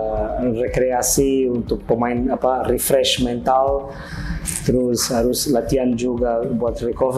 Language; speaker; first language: Indonesian; non-native, fluent; Portuguese